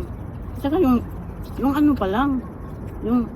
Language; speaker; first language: Filipino; non-native, local second language; Cebuano